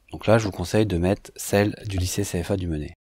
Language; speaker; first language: French; native; French